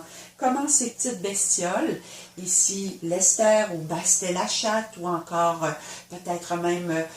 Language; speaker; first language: French; native; French